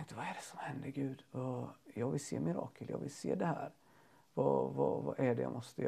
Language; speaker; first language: Swedish; native; Swedish